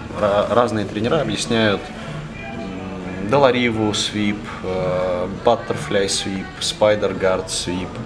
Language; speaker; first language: Russian; native; Russian